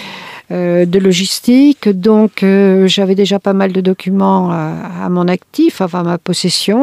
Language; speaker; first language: French; native; French